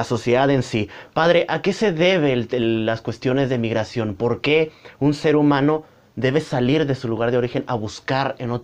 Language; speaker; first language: Spanish; native; Spanish